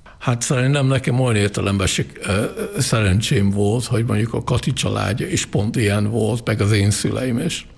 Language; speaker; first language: Hungarian; non-native, fluent; English